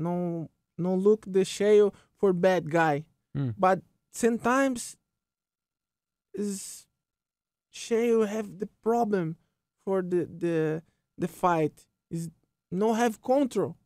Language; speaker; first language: English; non-native, learner; Portuguese